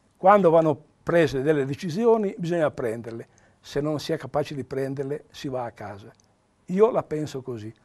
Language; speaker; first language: Italian; native; Italian